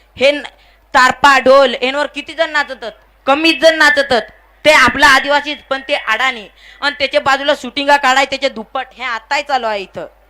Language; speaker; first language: Marathi; non-native, local second language; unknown